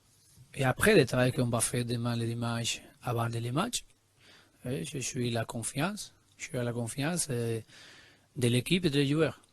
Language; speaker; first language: French; non-native, learner; Spanish